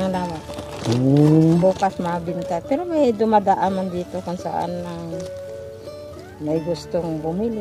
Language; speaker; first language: Filipino; non-native, local second language; Hiligaynon